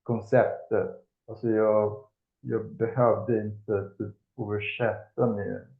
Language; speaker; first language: Swedish; non-native, fluent; Spanish